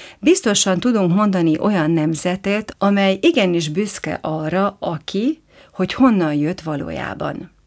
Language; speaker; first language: Hungarian; native; Hungarian